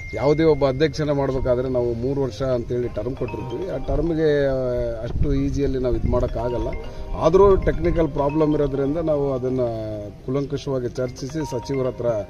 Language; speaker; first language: Kannada; non-native, local second language; Urdu